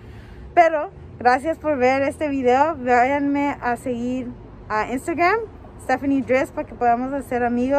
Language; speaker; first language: Spanish; early bilingual, heritage; Spanish